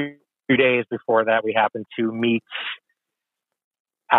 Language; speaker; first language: English; native; English